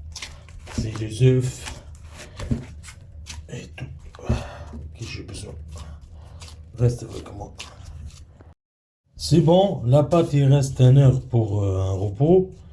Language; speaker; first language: French; non-native, learner; Arabic